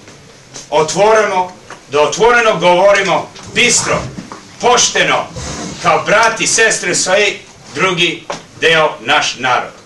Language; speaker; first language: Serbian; early bilingual, heritage; Serbian